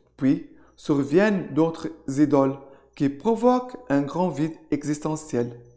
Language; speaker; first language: French; non-native, fluent; Portuguese